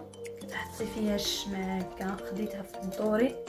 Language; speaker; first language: Arabic; native; Arabic